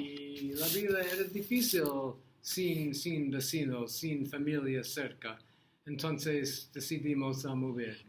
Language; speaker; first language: Spanish; non-native, learner; English